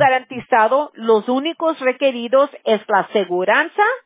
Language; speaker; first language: Spanish; early bilingual, heritage; Spanish